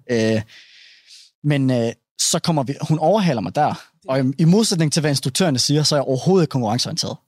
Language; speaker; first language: Danish; early bilingual, other home language; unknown